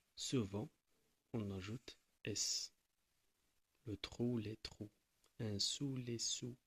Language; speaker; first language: French; non-native, local second language; Arabic